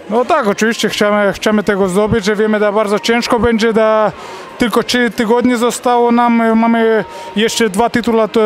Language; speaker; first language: Polish; non-native, fluent; Spanish